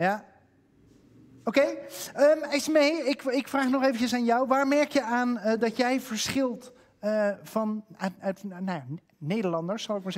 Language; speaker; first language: Dutch; native; Dutch